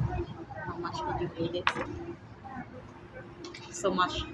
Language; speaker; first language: English; non-native, learner; Filipino